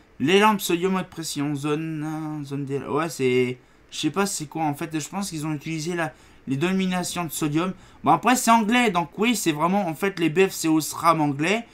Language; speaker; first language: French; native; French